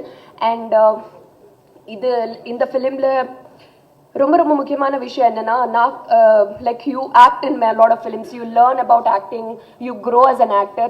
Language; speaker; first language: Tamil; non-native, fluent; Telugu